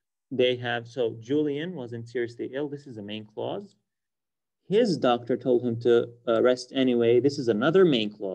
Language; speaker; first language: English; non-native, fluent; Arabic